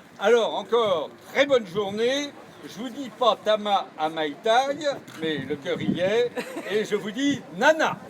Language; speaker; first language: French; native; French